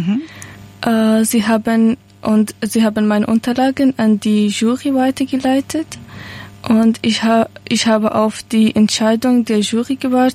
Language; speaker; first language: German; non-native, learner; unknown